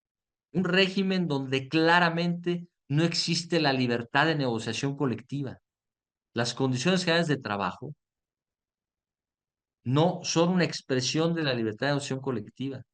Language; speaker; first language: Spanish; native; Spanish